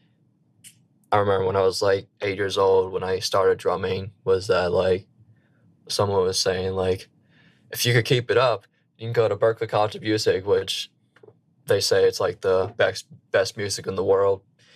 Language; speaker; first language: English; native; English